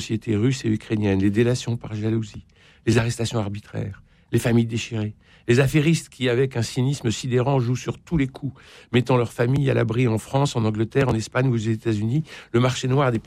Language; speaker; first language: French; native; French